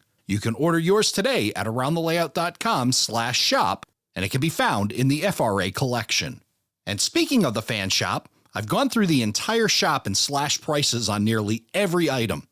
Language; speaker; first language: English; native; English